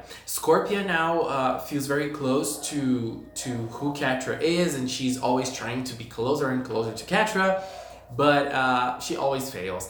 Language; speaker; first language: English; non-native, fluent; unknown